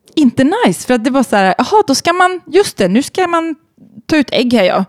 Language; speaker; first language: Swedish; native; Swedish